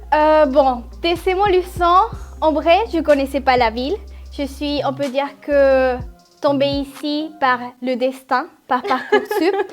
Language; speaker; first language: French; non-native, fluent; Spanish